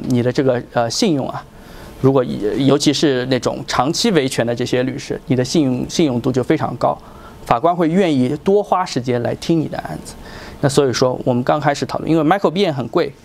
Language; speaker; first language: Chinese; native; Chinese